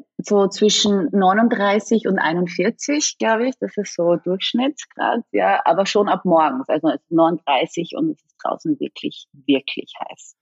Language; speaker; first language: German; native; German